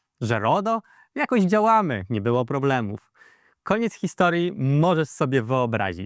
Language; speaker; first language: Polish; native; Polish